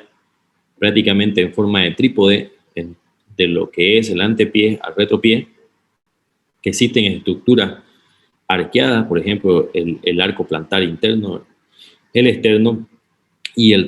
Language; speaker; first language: Spanish; native; Spanish